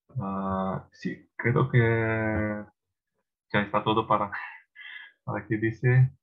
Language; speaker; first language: Spanish; non-native, learner; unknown